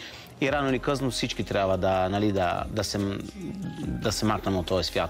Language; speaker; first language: Bulgarian; non-native, fluent; Italian